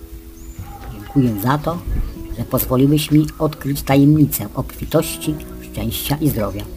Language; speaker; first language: Polish; native; Polish